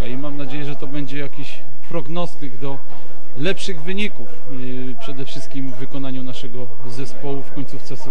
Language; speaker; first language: Polish; native; Polish